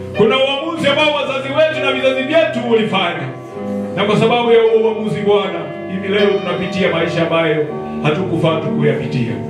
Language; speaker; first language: Swahili; non-native, local second language; Luyia